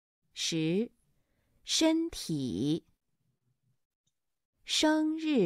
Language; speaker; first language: Chinese; non-native, learner; Vietnamese